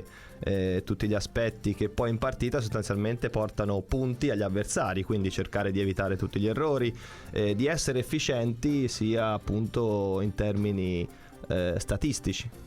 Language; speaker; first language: Italian; native; Italian